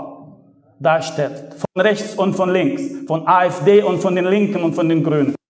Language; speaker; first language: German; non-native, fluent; Arabic